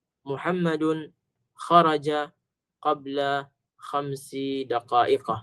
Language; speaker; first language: Arabic; non-native, fluent; Filipino